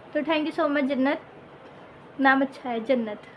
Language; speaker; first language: Hindi; native; Hindi